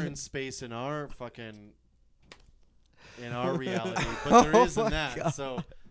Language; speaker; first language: English; native; English